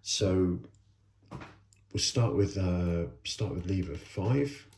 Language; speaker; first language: English; native; English